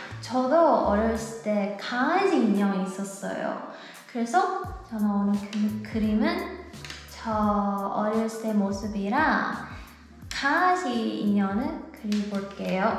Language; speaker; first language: Korean; non-native, learner; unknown